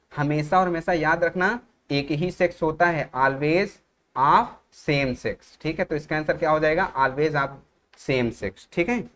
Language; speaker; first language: Hindi; native; Hindi